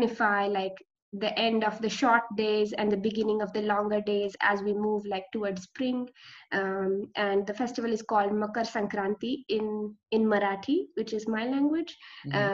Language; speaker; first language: English; non-native, local second language; Marathi